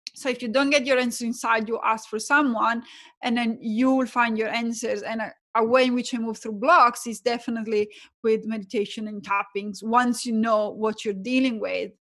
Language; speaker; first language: English; non-native, fluent; Italian